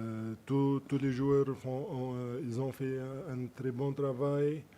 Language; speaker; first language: French; non-native, local second language; Arabic